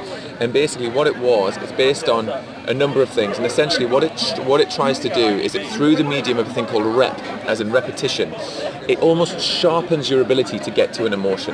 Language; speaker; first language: English; native; English